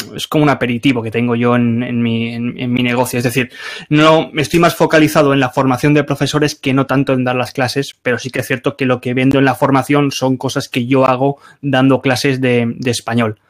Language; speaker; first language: Spanish; native; Spanish